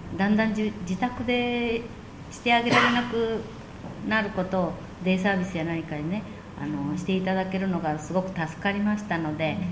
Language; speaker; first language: Japanese; native; Japanese